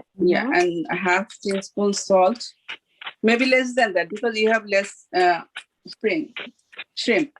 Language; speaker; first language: English; non-native, fluent; Bangla